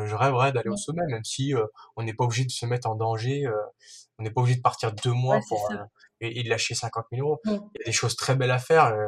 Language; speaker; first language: French; native; French